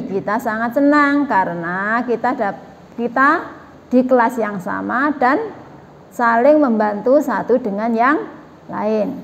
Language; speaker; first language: Indonesian; native; Indonesian